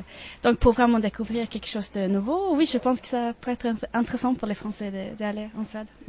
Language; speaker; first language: French; non-native, fluent; Swedish